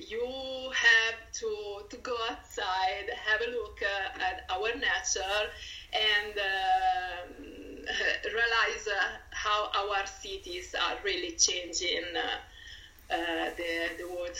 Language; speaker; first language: English; non-native, fluent; Italian